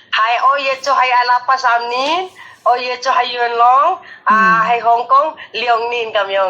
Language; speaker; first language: Cantonese; non-native, learner; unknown